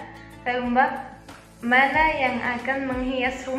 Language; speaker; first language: Indonesian; non-native, fluent; Arabic